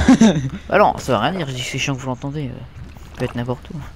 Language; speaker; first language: French; native; French